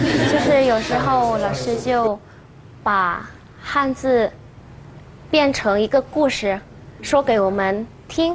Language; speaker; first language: Chinese; non-native, learner; Lao